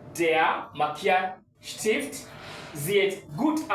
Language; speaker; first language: German; non-native, learner; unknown